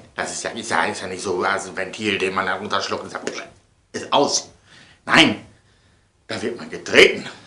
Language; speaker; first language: German; native; German